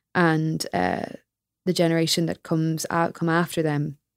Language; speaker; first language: English; native; English